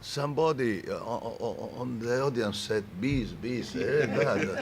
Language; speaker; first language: English; non-native, fluent; Italian